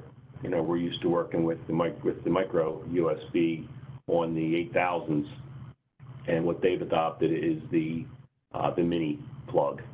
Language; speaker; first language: English; native; English